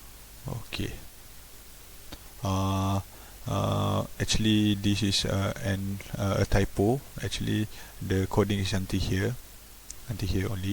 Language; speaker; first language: English; non-native, local second language; Malay